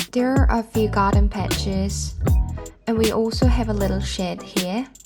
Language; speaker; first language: English; non-native, fluent; Korean